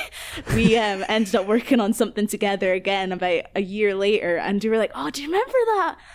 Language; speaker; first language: English; native; English